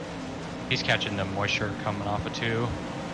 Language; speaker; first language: English; native; English